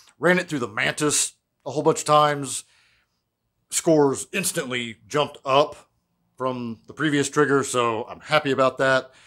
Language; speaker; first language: English; native; English